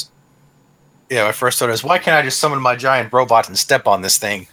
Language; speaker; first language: English; native; English